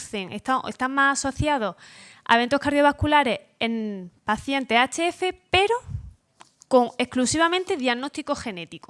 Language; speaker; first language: Spanish; native; Spanish